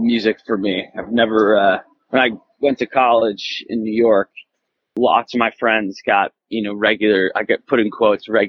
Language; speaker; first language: English; native; English